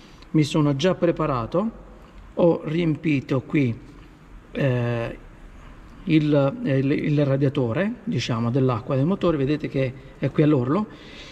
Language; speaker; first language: Italian; native; Italian